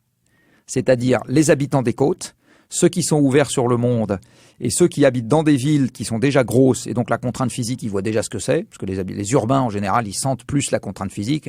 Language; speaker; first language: French; native; French